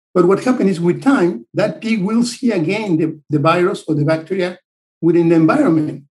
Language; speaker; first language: English; non-native, fluent; Spanish